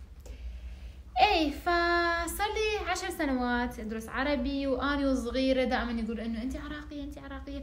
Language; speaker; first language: Arabic; non-native, fluent; Persian